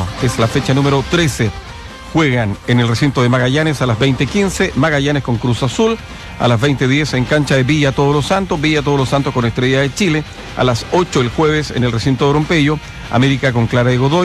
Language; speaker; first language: Spanish; native; Spanish